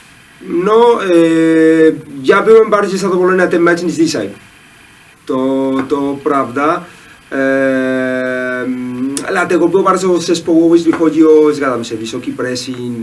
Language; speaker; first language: Polish; non-native, learner; Spanish